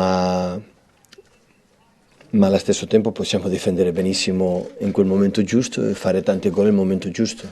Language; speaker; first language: Italian; non-native, fluent; Catalan